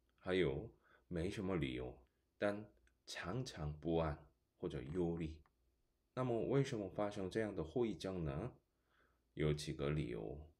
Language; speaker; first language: Chinese; non-native, fluent; Korean